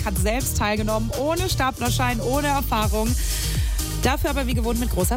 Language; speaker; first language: German; native; German